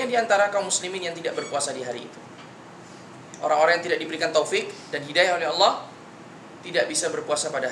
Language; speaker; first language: Indonesian; native; Indonesian